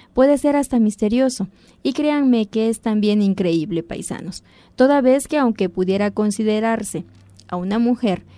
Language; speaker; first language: Spanish; non-native, local second language; Zapotec